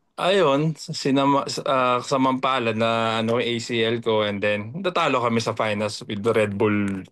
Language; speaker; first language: Filipino; native; Filipino